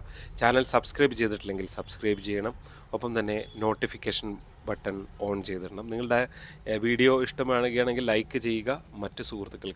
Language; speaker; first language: Malayalam; native; Malayalam